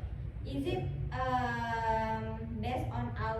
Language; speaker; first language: English; non-native, learner; Indonesian